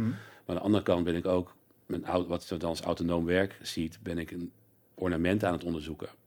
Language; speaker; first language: Dutch; native; Dutch